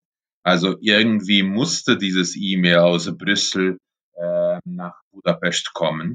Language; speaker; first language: German; non-native, fluent; Hungarian